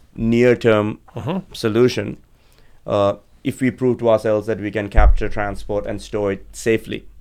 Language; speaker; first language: English; non-native, local second language; Sinhala